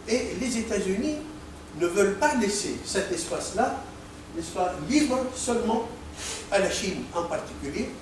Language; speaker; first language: French; non-native, local second language; Arabic